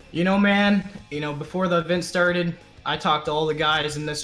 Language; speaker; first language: English; native; English